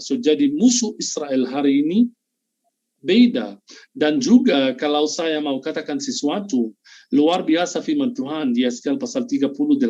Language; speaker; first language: Indonesian; non-native, fluent; Arabic